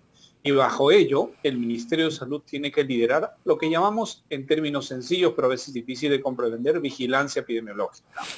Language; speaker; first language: Spanish; native; Spanish